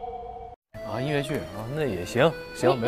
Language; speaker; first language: Chinese; native; Chinese